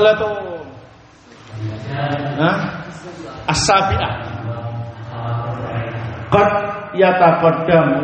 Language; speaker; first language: Arabic; non-native, fluent; Indonesian